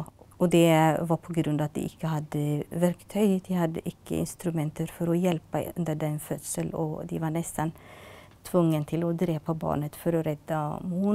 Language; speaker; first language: Norwegian; non-native, fluent; Tigrinya